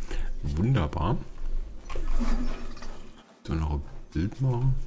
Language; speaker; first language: German; native; German